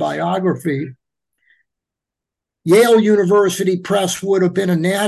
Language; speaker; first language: English; native; English